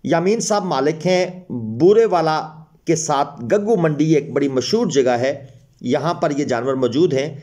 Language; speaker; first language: Urdu; non-native, local second language; Punjabi